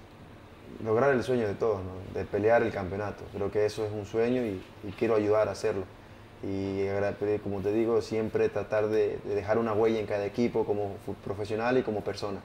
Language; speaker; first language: Spanish; native; Spanish